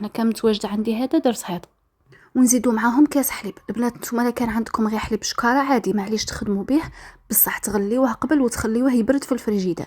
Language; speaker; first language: Arabic; native; Arabic